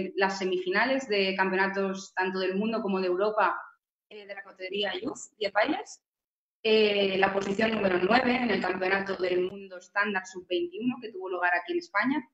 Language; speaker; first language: Spanish; native; Spanish